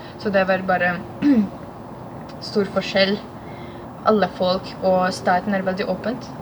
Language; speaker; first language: Norwegian; non-native, learner; Serbian